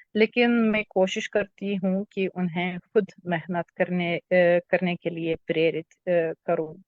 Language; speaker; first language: Hindi; non-native, fluent; Lithuanian